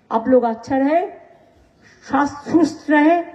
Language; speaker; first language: Hindi; non-native, local second language; Bangla